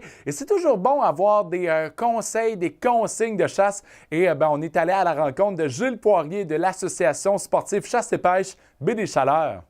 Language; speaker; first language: French; native; French